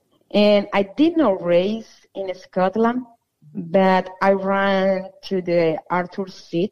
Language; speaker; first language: English; non-native, fluent; Spanish